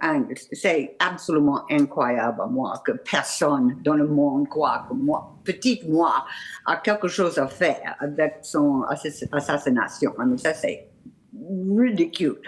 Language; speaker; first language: French; non-native, learner; English